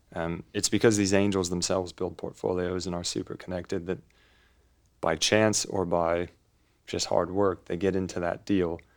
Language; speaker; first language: English; native; English